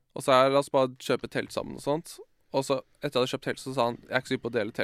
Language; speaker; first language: Norwegian; native; Norwegian